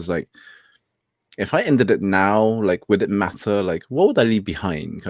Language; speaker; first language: English; native; English